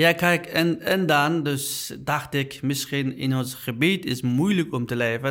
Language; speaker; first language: Dutch; non-native, learner; Uyghur